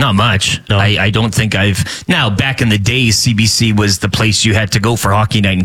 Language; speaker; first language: English; native; English